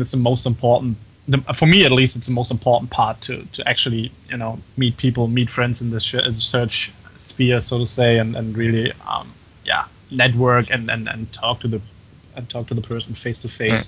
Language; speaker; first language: English; non-native, fluent; German